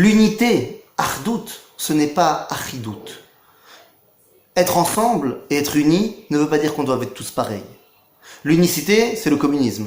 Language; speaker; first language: French; native; French